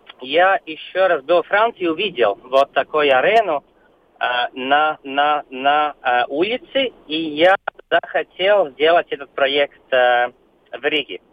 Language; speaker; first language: Russian; non-native, local second language; Latvian